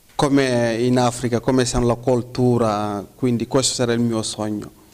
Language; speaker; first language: Italian; non-native, fluent; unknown